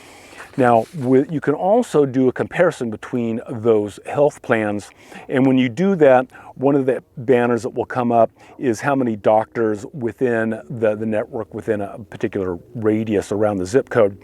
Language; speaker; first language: English; native; English